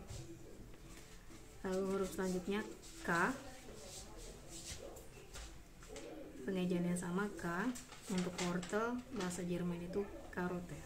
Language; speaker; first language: Indonesian; native; Indonesian